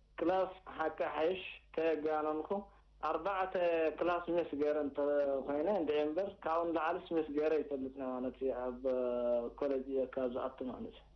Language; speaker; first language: Tigrinya; non-native, local second language; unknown